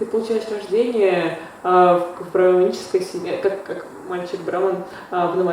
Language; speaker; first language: Russian; native; Russian